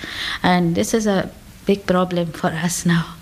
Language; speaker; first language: English; non-native, learner; Persian